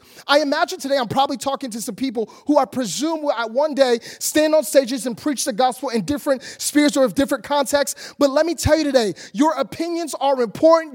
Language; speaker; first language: English; native; English